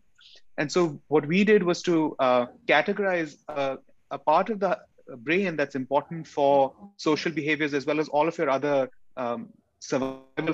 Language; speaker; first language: English; non-native, local second language; Hindi